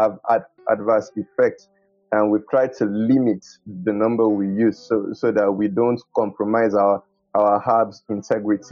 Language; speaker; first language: English; non-native, local second language; Yoruba